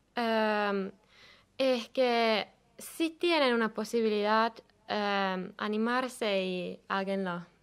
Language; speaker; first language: Spanish; non-native, fluent; Finnish